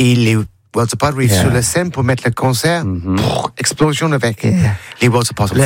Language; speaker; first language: French; non-native, learner; English